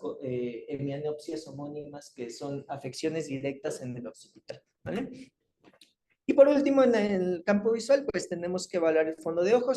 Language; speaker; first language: Spanish; native; Spanish